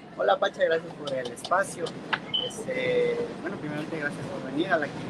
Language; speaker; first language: Spanish; non-native, local second language; Quechua